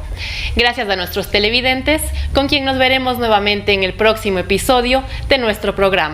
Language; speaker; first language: Spanish; native; Spanish